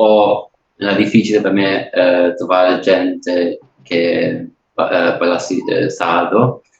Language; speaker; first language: Italian; non-native, learner; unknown